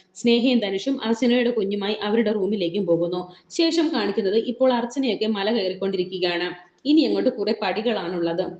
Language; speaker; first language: Malayalam; native; Malayalam